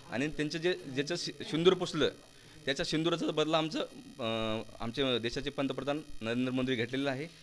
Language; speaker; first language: Marathi; non-native, local second language; Lambadi